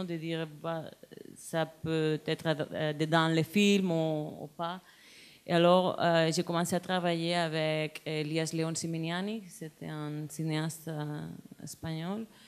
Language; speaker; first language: French; non-native, learner; Spanish